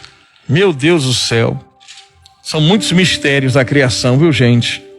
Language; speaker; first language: Portuguese; native; Portuguese